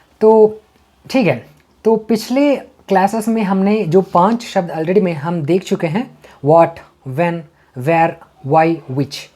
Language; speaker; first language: Hindi; non-native, local second language; Tamil